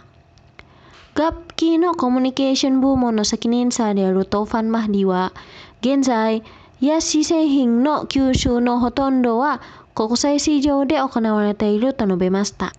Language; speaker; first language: Japanese; non-native, fluent; Indonesian